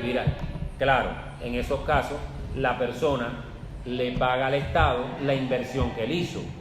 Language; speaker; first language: Spanish; native; Spanish